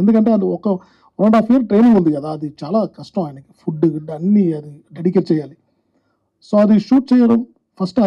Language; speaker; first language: Telugu; non-native, local second language; Tamil